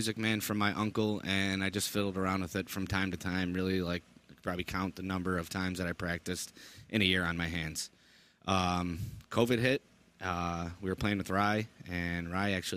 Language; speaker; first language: English; native; English